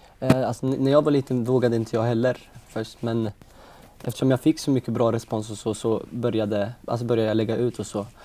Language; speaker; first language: Swedish; early bilingual, other home language; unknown